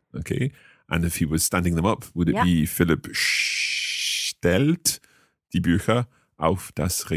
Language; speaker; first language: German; non-native, learner; English